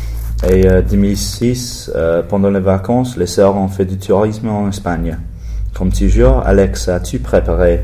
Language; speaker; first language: French; non-native, learner; English